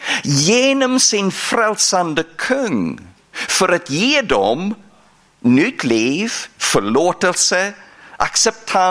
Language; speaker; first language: Swedish; non-native, fluent; English